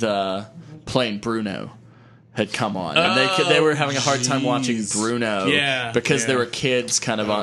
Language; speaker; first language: English; native; English